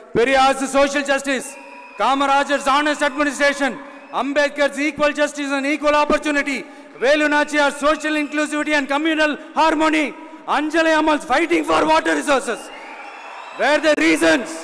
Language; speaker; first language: English; non-native, local second language; Tamil